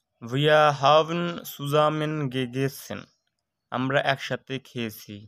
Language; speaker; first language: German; non-native, fluent; Bangla